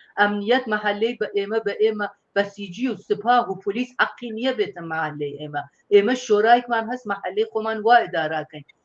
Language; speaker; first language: Central Kurdish; non-native, local second language; Persian